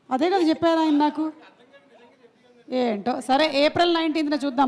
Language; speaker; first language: Telugu; native; Telugu